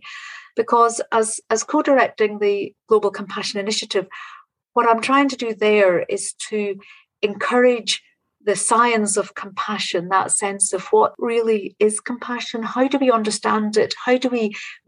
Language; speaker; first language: English; native; English